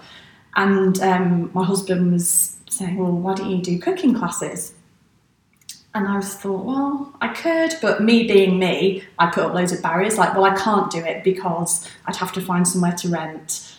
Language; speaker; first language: English; native; English